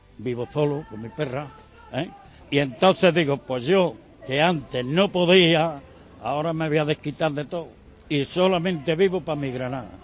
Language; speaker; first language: Spanish; native; Spanish